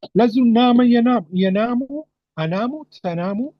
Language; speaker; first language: Arabic; non-native, fluent; English